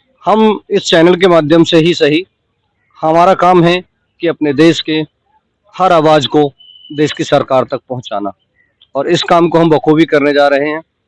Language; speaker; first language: Hindi; native; Hindi